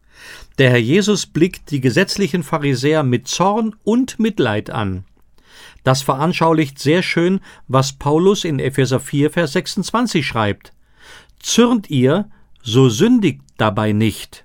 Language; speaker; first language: German; native; German